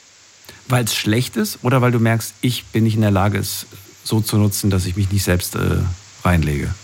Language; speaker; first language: German; native; German